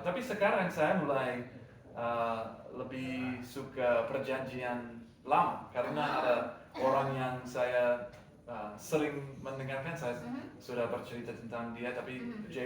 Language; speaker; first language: Indonesian; non-native, learner; English